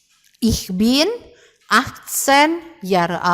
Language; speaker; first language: German; non-native, fluent; Indonesian